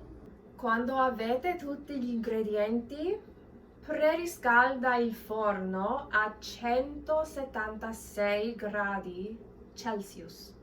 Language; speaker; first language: Italian; non-native, learner; English